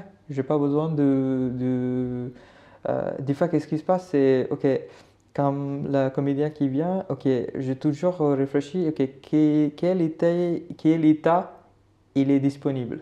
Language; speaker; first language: French; non-native, learner; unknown